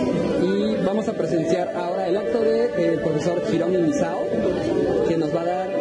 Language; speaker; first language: Spanish; native; Spanish